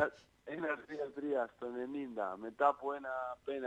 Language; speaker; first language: Greek; non-native, learner; Spanish